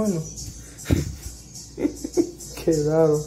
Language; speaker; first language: Spanish; non-native, learner; English